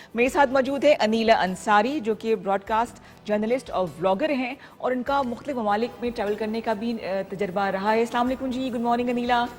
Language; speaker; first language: Urdu; native; Urdu